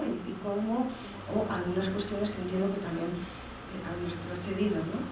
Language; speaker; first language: Spanish; native; Spanish